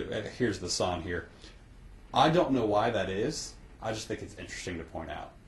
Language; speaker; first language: English; native; English